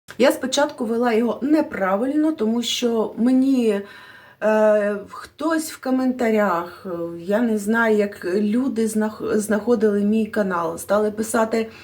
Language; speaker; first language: Ukrainian; non-native, local second language; Russian